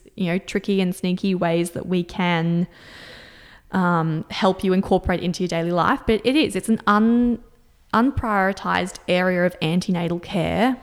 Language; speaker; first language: English; native; English